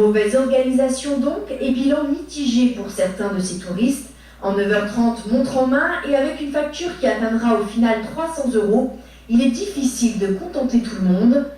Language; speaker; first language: French; native; French